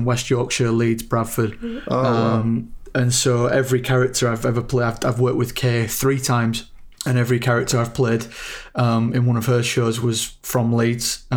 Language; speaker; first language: English; native; English